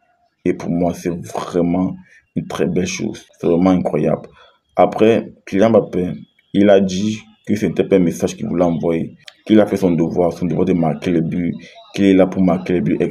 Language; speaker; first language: French; native; French